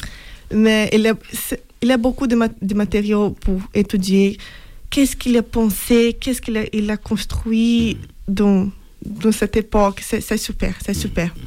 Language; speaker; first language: French; non-native, fluent; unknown